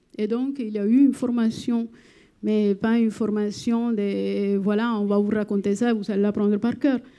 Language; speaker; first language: French; non-native, fluent; Spanish